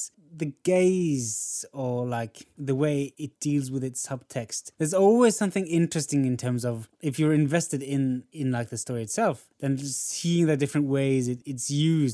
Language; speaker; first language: English; non-native, fluent; Norwegian